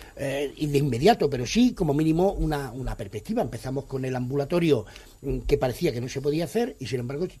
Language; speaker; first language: Spanish; non-native, local second language; Catalan